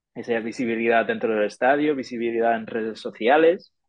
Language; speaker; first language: Spanish; non-native, fluent; English